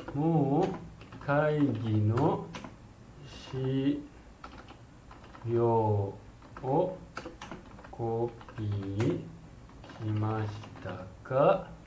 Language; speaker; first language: Japanese; non-native, learner; Malay